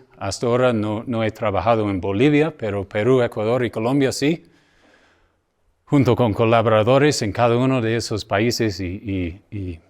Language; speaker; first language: Spanish; non-native, fluent; English